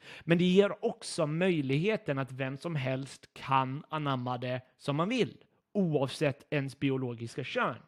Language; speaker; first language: Swedish; non-native, fluent; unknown